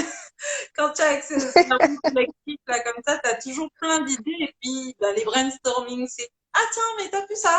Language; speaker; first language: French; native; French